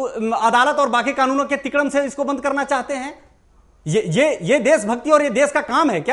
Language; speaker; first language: Hindi; native; Hindi